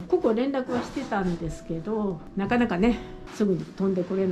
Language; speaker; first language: Japanese; native; Japanese